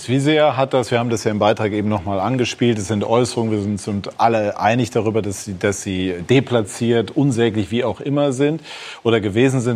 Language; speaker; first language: German; native; German